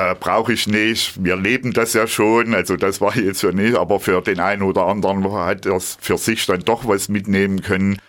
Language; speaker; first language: German; native; German